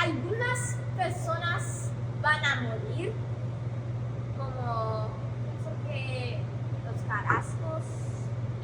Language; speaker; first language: Spanish; non-native, learner; English